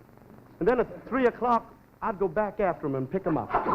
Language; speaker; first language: English; native; English